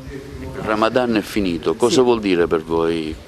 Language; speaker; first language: Italian; native; Italian